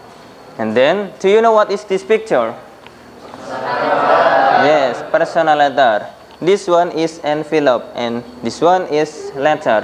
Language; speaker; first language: English; non-native, fluent; Indonesian